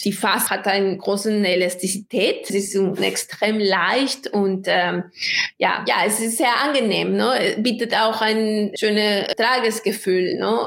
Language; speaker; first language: German; non-native, fluent; Spanish